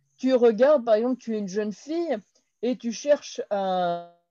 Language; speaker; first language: French; native; French